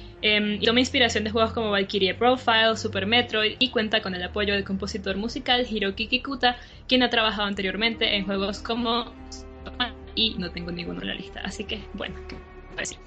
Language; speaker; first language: Spanish; native; Spanish